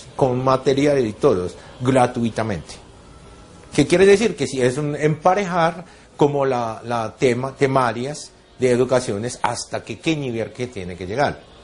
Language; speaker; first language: Spanish; non-native, fluent; Japanese